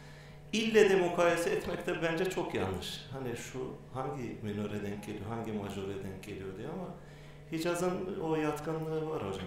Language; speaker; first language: Turkish; native; Turkish